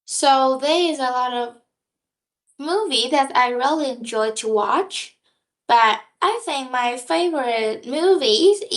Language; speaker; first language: English; non-native, learner; Vietnamese